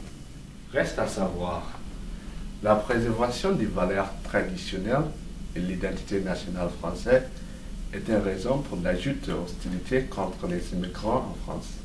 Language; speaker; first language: French; non-native, learner; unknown